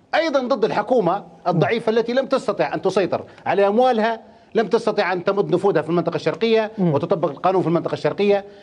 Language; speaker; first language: Arabic; native; Arabic